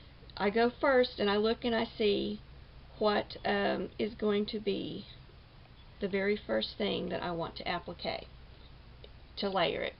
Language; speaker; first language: English; native; English